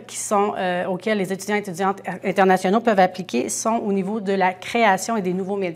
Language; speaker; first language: French; native; French